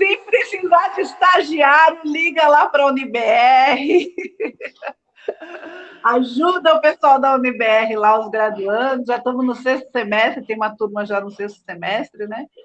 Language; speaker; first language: Portuguese; native; Portuguese